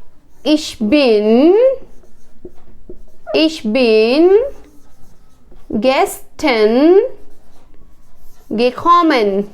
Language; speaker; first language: German; non-native, fluent; Hindi